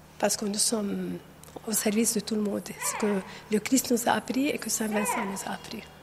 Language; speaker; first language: French; non-native, local second language; Arabic